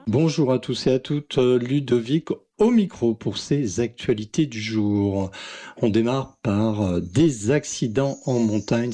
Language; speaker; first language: French; native; French